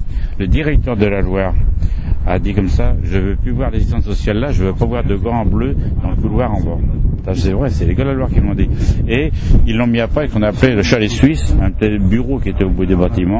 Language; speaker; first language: French; native; French